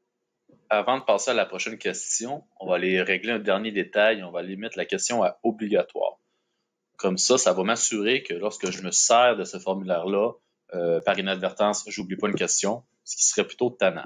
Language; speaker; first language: French; native; French